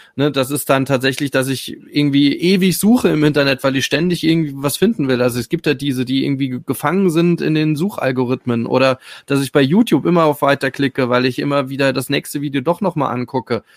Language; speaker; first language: German; native; German